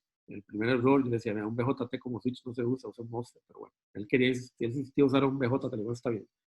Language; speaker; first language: Spanish; native; Spanish